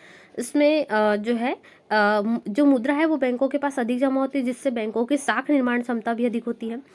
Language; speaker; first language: Hindi; native; Hindi